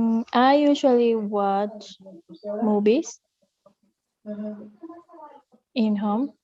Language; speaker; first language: English; non-native, learner; Spanish